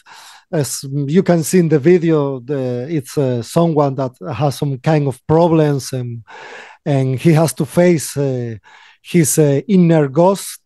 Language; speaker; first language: English; non-native, fluent; Spanish